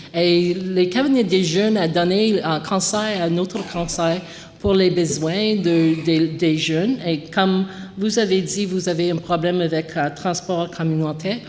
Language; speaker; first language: French; non-native, local second language; English